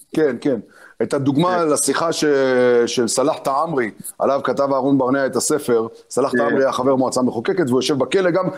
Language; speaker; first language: Hebrew; early bilingual, other home language; Arabic